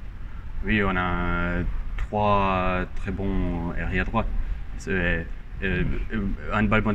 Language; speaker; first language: French; non-native, fluent; Croatian